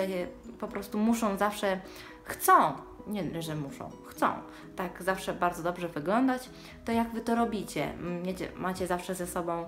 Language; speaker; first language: Polish; early bilingual, heritage; Polish